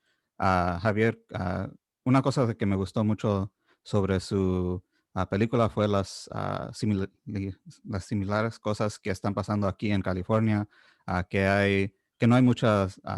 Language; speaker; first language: Spanish; non-native, fluent; English